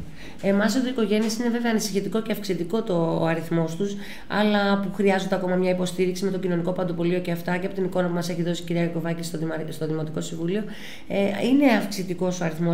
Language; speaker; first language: Greek; native; Greek